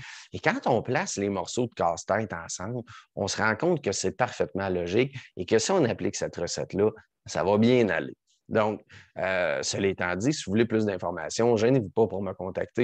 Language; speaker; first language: French; native; French